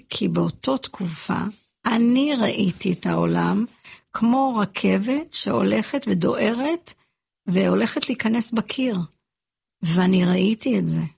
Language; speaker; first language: Hebrew; early bilingual, other home language; English